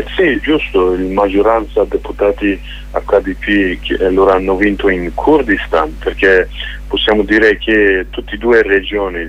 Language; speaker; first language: Italian; non-native, fluent; Kurdish